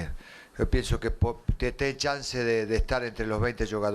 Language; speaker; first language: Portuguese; non-native, learner; Spanish